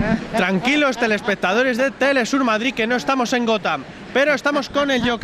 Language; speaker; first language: Spanish; native; Spanish